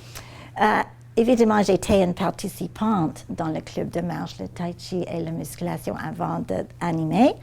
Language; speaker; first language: French; non-native, fluent; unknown